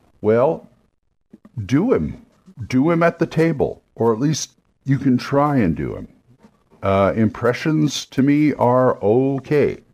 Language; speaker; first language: English; native; English